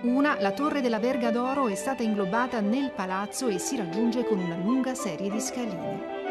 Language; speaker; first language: Italian; native; Italian